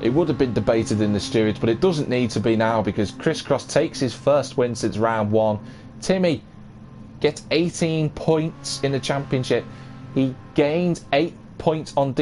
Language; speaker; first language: English; native; English